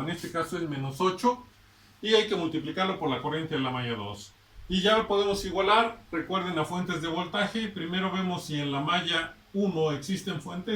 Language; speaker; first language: Spanish; native; Spanish